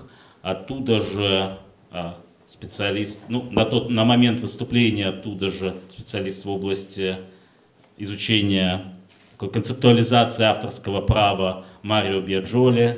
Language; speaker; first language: Russian; native; Russian